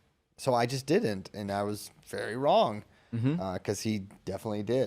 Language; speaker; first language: English; native; English